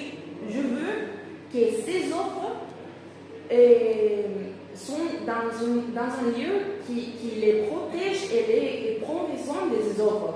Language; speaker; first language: French; non-native, fluent; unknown